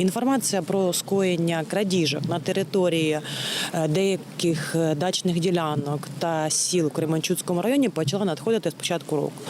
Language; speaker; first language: Ukrainian; native; Ukrainian